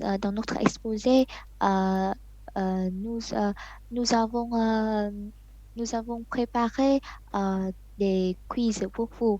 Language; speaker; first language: French; non-native, learner; Vietnamese